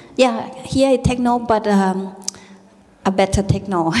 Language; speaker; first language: English; non-native, learner; Thai